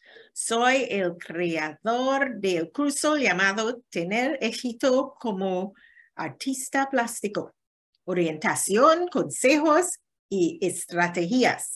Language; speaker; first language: Spanish; non-native, learner; English